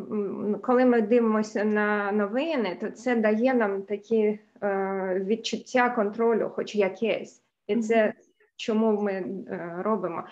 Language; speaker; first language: Ukrainian; non-native, local second language; Russian